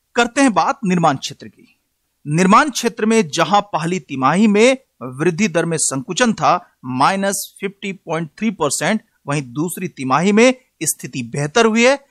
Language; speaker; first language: Hindi; native; Hindi